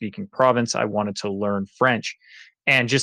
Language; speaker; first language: English; native; English